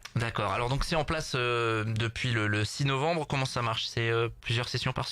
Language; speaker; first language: French; native; French